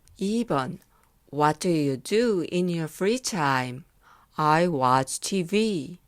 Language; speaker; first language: English; non-native, fluent; Korean